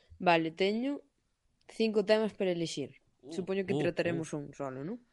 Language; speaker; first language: Galician; non-native, local second language; Spanish